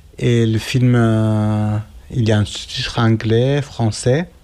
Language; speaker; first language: French; non-native, learner; Kurdish